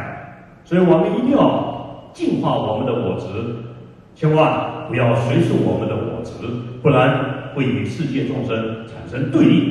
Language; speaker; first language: Chinese; native; Chinese